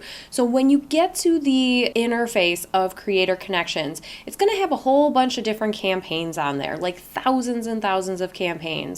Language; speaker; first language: English; native; English